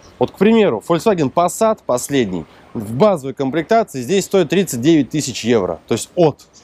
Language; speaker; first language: Russian; native; Russian